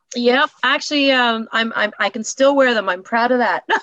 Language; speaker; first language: English; native; English